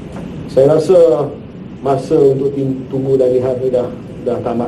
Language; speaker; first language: Malay; native; Malay